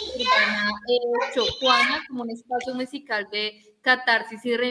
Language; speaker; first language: Spanish; native; Spanish